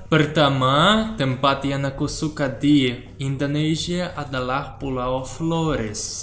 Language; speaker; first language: Indonesian; non-native, learner; Russian